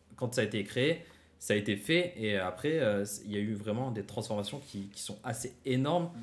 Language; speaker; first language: French; native; French